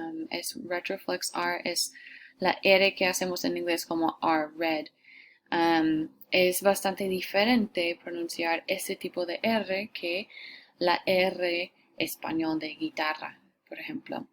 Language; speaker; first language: Spanish; non-native, fluent; English